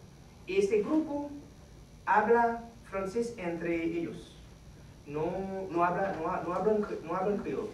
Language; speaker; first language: Spanish; non-native, fluent; Haitian Creole